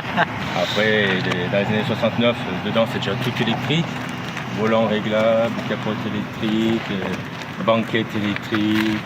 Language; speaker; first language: French; native; French